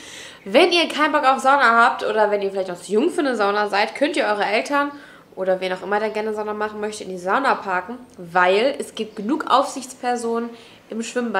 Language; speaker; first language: German; native; German